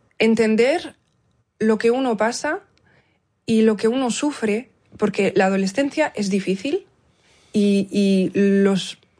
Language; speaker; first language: Spanish; early bilingual, heritage; Spanish